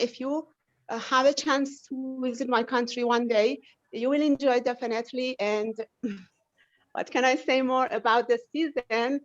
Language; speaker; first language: English; non-native, fluent; Persian